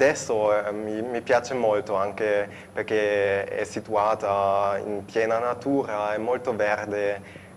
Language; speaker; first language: Italian; non-native, fluent; German